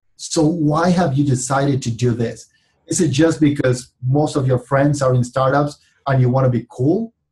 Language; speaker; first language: English; non-native, fluent; Spanish